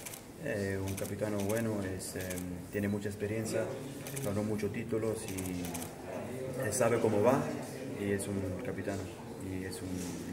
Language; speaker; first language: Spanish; early bilingual, heritage; Spanish